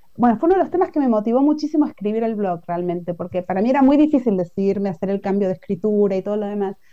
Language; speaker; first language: Spanish; native; Spanish